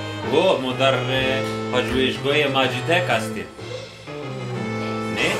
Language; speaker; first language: Persian; non-native, learner; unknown